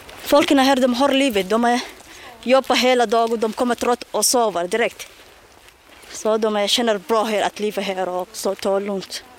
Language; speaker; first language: Swedish; non-native, learner; Somali